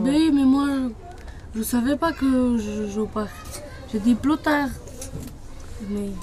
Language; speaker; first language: French; non-native, learner; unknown